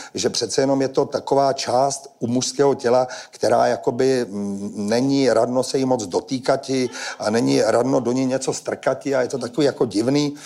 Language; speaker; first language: Czech; native; Czech